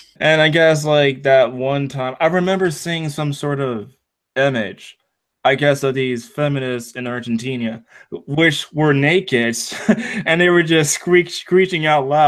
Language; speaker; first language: English; native; English